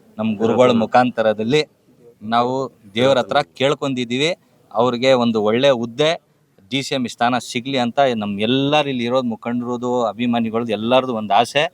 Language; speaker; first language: Kannada; non-native, local second language; Urdu